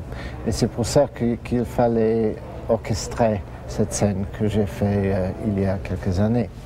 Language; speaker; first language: French; non-native, fluent; English